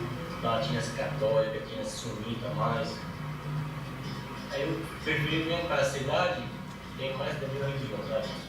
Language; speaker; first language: Portuguese; non-native, fluent; Arabic